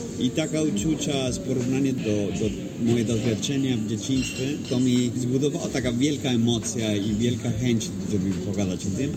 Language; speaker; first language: Polish; non-native, fluent; Spanish